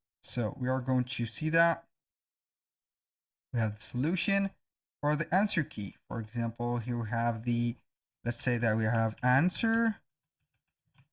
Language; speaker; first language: English; non-native, fluent; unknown